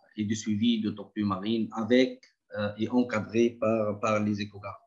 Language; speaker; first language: French; non-native, local second language; Arabic